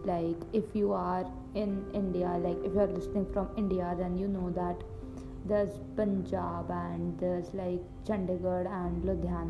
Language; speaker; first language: English; non-native, local second language; Punjabi